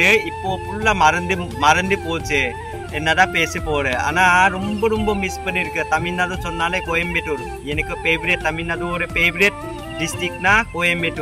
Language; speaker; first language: Tamil; non-native, learner; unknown